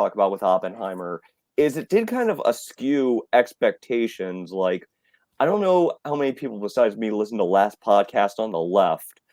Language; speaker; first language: English; native; English